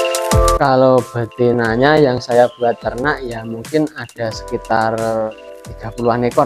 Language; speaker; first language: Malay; non-native, local second language; Javanese